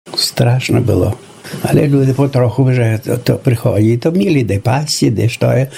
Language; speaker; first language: Ukrainian; native; Ukrainian